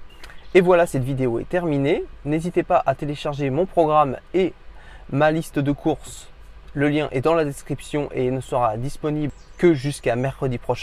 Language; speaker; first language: French; native; French